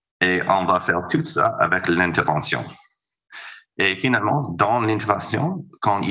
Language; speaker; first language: French; non-native, fluent; English